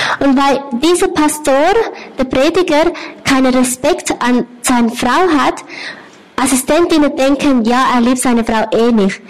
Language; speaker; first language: German; non-native, learner; Thai